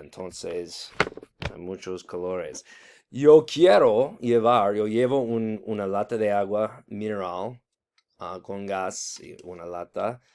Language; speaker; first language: Spanish; non-native, fluent; English